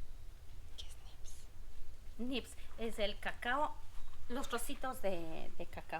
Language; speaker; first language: Spanish; native; Spanish